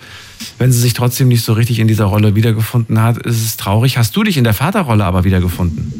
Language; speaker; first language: German; native; German